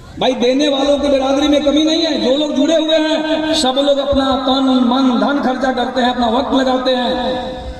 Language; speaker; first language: Hindi; native; Hindi